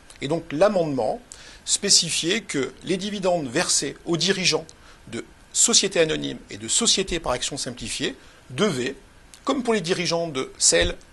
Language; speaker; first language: French; native; French